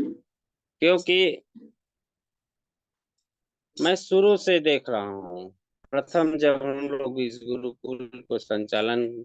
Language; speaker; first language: Hindi; native; Hindi